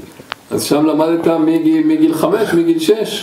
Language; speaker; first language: Hebrew; native; Hebrew